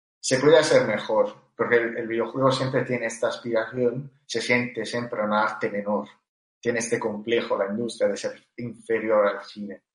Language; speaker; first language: Spanish; non-native, fluent; Italian